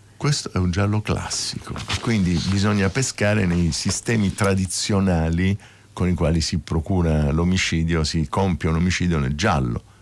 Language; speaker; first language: Italian; native; Italian